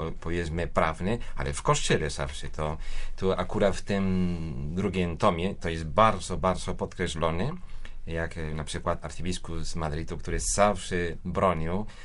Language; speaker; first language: Polish; non-native, fluent; Spanish